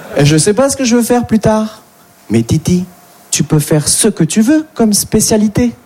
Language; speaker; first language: French; native; French